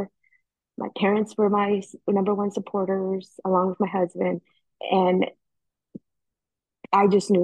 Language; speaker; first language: English; native; English